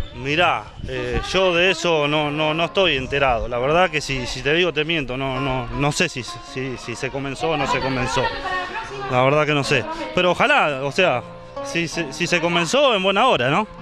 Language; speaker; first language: Spanish; native; Spanish